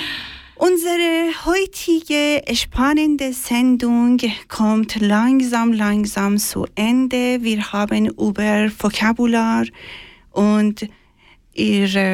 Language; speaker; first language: German; non-native, learner; Persian